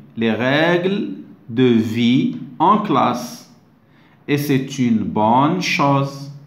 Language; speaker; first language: French; non-native, local second language; Arabic